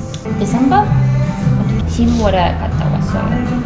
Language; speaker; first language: Korean; non-native, learner; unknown